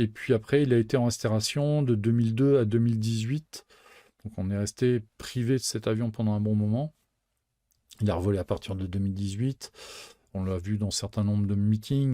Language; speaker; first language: French; native; French